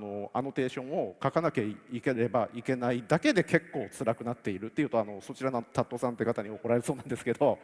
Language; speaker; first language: Japanese; native; Japanese